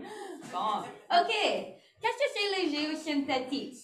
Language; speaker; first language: French; non-native, learner; English